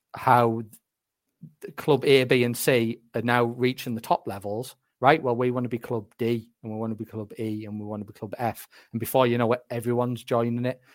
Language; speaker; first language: English; native; English